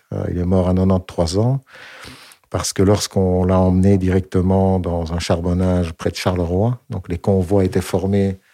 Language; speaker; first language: French; native; French